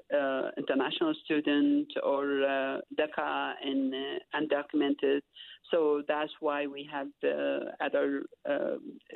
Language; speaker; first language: English; non-native, fluent; Arabic